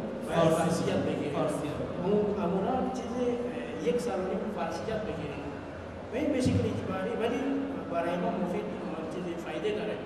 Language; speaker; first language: Persian; non-native, learner; Malagasy